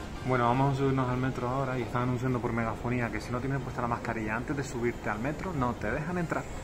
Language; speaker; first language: Spanish; native; Spanish